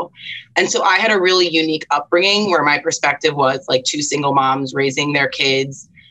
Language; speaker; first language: English; native; English